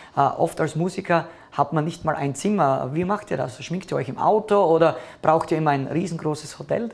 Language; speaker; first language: German; native; German